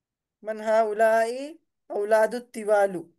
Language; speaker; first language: Arabic; non-native, learner; Urdu